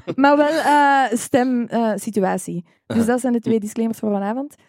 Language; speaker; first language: Dutch; native; Dutch